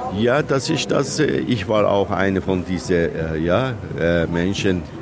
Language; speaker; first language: German; non-native, learner; Persian